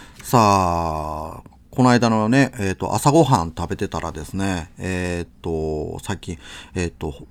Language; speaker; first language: Japanese; native; Japanese